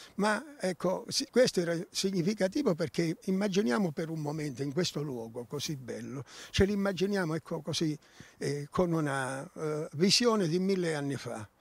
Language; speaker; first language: Italian; native; Italian